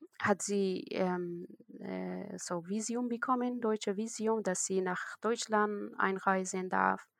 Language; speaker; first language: German; non-native, learner; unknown